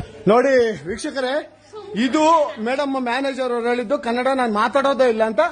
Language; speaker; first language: Kannada; native; Kannada